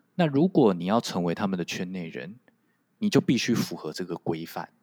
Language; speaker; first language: Chinese; non-native, local second language; Min Nan Chinese